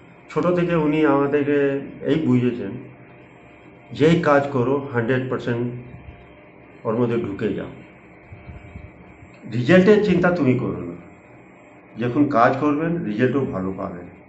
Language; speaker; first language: Bangla; non-native, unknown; Hindi